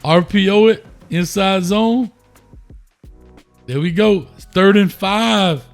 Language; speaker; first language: English; native; English